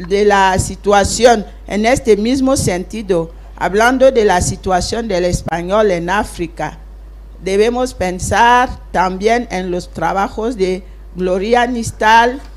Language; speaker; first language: Spanish; non-native, fluent; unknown